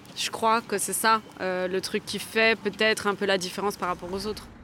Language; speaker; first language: French; native; French